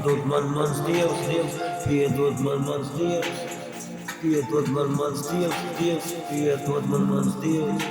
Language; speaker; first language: Latvian; non-native, local second language; Russian